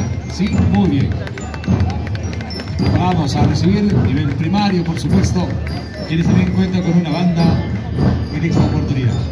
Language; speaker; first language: Spanish; native; Spanish